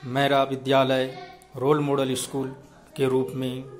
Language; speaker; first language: Hindi; native; Hindi